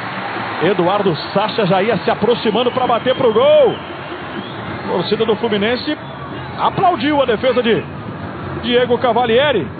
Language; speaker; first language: Portuguese; native; Portuguese